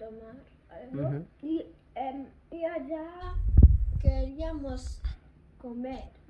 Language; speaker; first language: Spanish; early bilingual, heritage; German